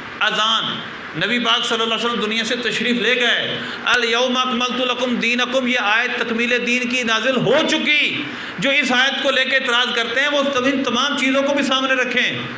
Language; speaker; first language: Urdu; non-native, local second language; Punjabi